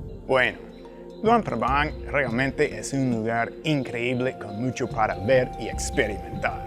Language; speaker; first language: Spanish; non-native, fluent; English